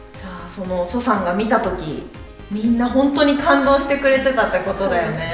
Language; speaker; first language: Japanese; native; Japanese